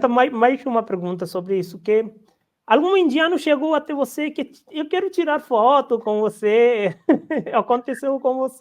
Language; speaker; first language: Portuguese; non-native, learner; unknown